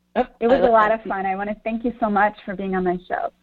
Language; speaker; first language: English; native; English